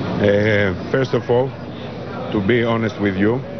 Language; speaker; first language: English; non-native, fluent; Greek